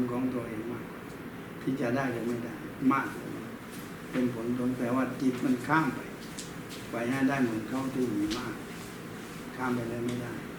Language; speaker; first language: Thai; native; Thai